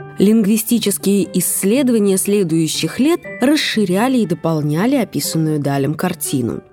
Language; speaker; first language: Russian; native; Russian